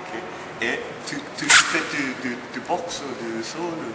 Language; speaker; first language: French; non-native, learner; English